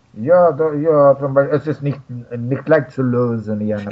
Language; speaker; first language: German; non-native, fluent; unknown